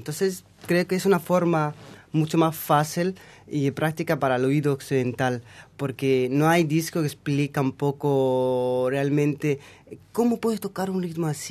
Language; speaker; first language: Spanish; non-native, fluent; Arabic